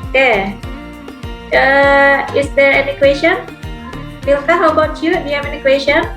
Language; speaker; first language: English; non-native, fluent; Indonesian